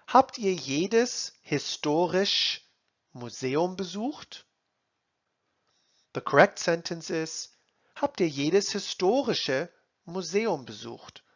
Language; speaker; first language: German; non-native, fluent; English